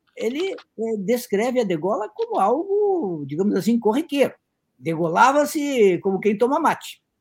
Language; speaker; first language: Portuguese; native; Portuguese